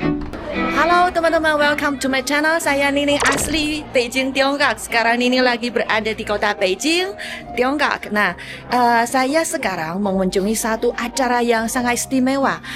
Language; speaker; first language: Indonesian; non-native, fluent; Chinese